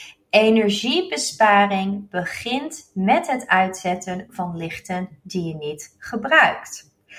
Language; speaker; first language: Dutch; native; Dutch